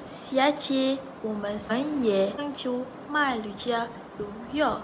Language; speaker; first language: Chinese; non-native, learner; Malay